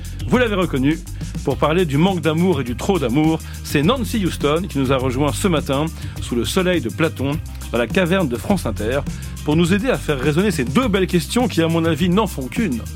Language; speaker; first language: French; native; French